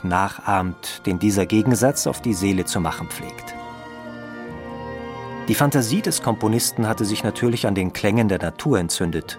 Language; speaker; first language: German; native; German